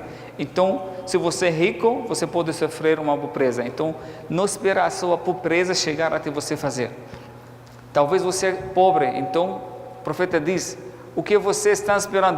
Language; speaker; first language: Portuguese; non-native, fluent; Arabic